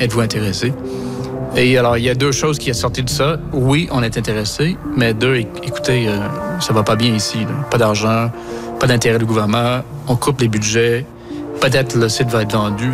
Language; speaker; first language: French; native; French